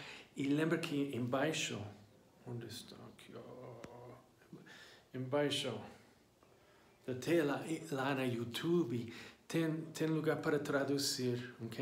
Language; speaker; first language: Portuguese; non-native, fluent; English